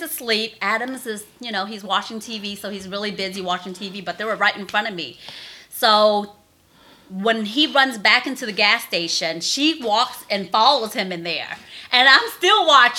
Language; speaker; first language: English; native; English